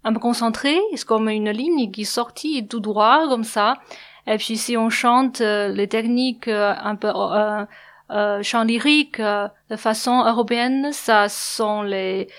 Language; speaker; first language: French; non-native, learner; Chinese